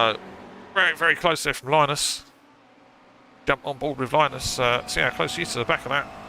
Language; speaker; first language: English; native; English